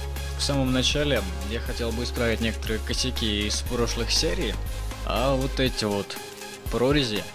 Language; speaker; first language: Russian; native; Russian